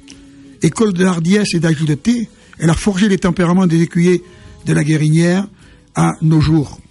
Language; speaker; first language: French; native; French